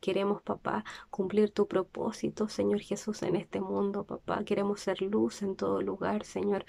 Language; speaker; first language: Spanish; native; Spanish